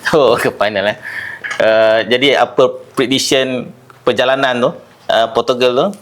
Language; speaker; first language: Malay; native; Malay